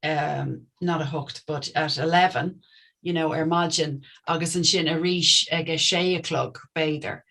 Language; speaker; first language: Irish; non-native, local second language; English